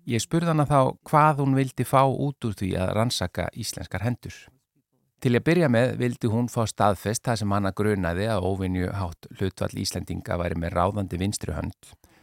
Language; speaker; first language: Icelandic; native; Icelandic